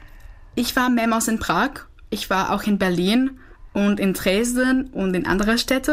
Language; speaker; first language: German; non-native, fluent; Czech